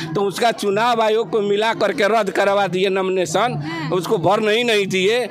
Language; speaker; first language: Hindi; native; Hindi